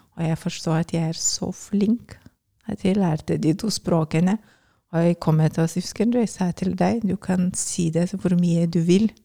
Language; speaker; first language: Norwegian; non-native, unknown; Lithuanian